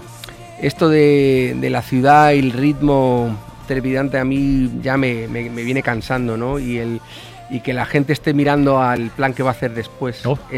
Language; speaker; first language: Spanish; native; Spanish